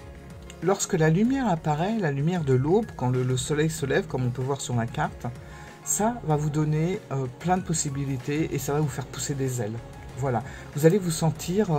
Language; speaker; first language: French; native; French